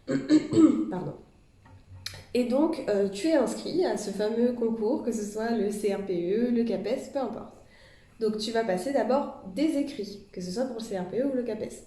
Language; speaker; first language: French; native; French